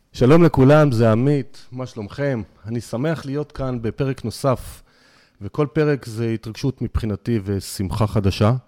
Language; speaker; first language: Hebrew; native; Hebrew